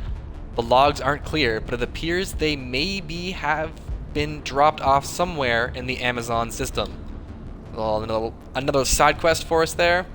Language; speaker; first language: English; native; English